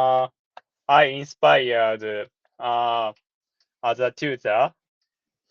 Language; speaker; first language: English; non-native, learner; Japanese